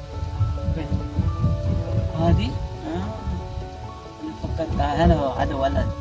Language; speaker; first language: Arabic; non-native, learner; Filipino